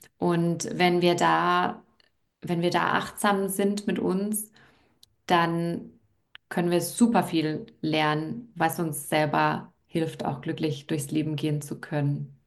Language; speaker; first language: German; native; German